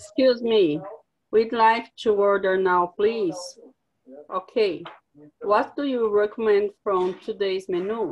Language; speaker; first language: English; non-native, learner; Portuguese